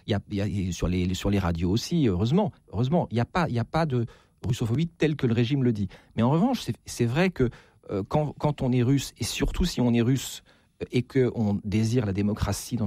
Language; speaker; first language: French; native; French